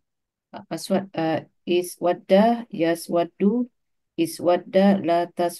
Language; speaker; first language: Arabic; non-native, learner; Malay